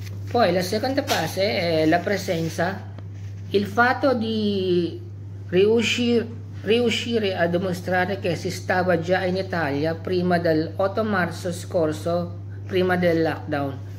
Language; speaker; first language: Italian; non-native, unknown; Filipino